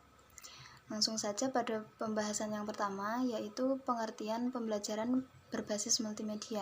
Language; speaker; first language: Indonesian; native; Indonesian